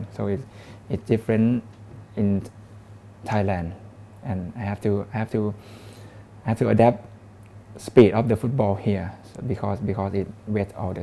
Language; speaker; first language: English; non-native, learner; Thai